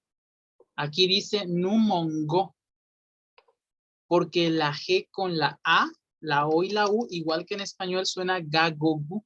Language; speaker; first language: Spanish; native; Spanish